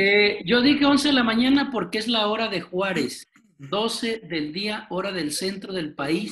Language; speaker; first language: Spanish; native; Spanish